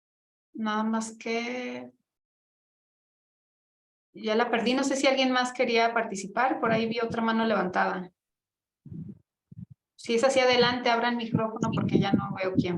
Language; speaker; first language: Spanish; native; Spanish